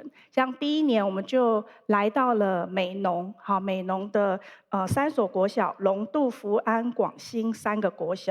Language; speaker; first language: Chinese; native; Chinese